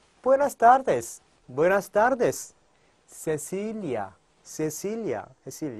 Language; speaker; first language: Spanish; non-native, fluent; Korean